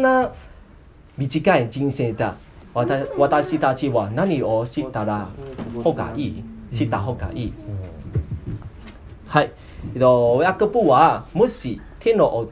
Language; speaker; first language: Japanese; non-native, learner; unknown